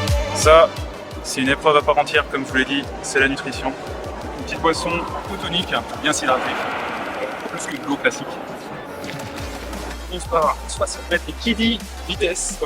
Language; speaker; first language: French; native; French